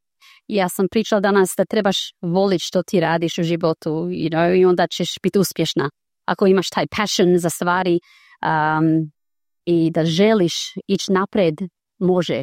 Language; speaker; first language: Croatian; early bilingual, heritage; Croatian